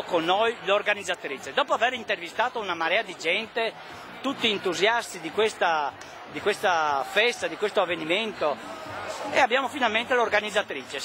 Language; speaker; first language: Italian; native; Italian